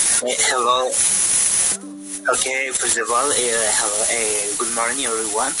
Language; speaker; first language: English; non-native, learner; Spanish